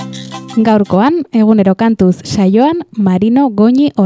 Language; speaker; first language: Basque; native; Basque